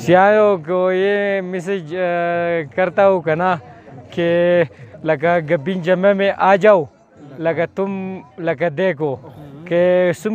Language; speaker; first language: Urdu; non-native, local second language; Pashto